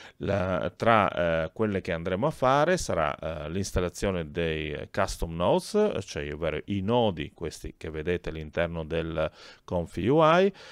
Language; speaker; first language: Italian; native; Italian